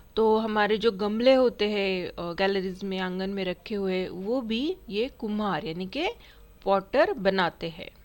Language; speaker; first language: Hindi; non-native, local second language; Marathi